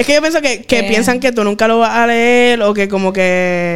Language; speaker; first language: Spanish; native; Spanish